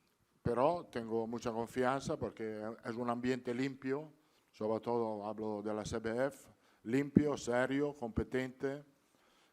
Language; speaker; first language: Spanish; non-native, fluent; Italian